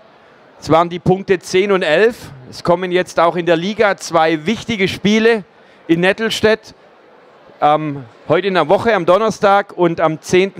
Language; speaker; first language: German; native; German